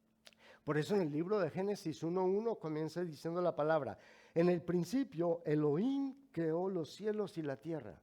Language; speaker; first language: Spanish; native; Spanish